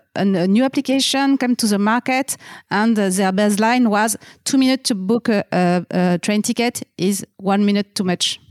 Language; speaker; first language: English; non-native, fluent; French